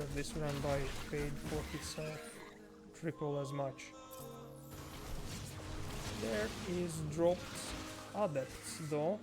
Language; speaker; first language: English; non-native, fluent; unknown